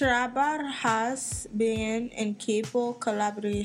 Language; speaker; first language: Spanish; non-native, learner; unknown